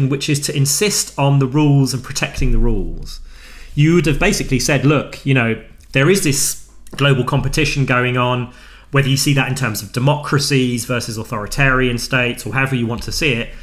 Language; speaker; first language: English; native; English